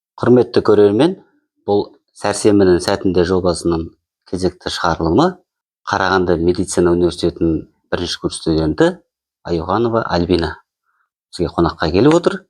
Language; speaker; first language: Kazakh; native; Kazakh